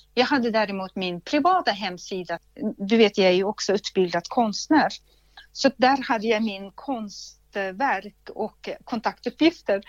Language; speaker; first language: Swedish; non-native, fluent; Russian